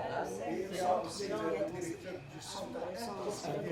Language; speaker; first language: French; non-native, local second language; Arabic